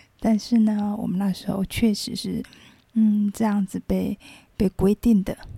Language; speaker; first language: Chinese; non-native, local second language; Min Nan Chinese